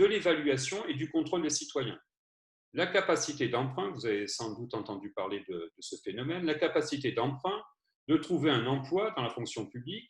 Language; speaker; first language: French; native; French